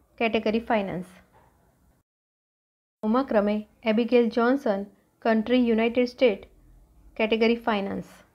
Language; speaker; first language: Hindi; non-native, local second language; Gujarati